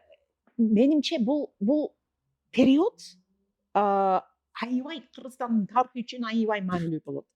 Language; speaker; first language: Kyrgyz; non-native, fluent; English